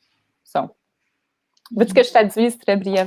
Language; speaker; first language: French; native; French